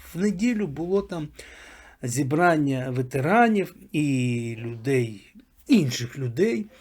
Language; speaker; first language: Ukrainian; native; Ukrainian